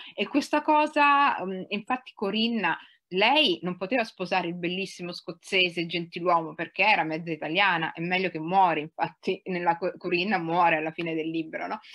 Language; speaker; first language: Italian; early bilingual, other home language; Somali